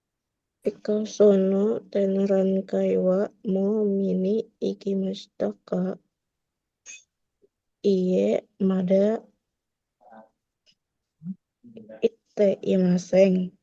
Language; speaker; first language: Japanese; non-native, learner; Indonesian